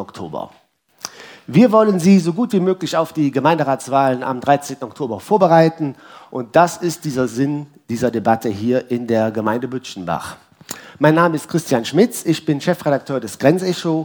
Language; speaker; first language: German; native; German